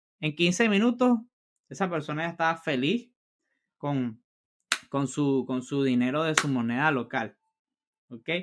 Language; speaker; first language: Spanish; native; Spanish